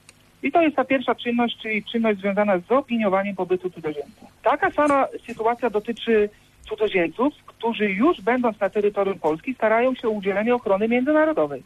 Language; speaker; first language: Polish; native; Polish